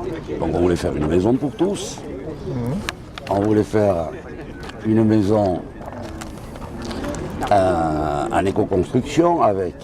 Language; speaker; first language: French; native; French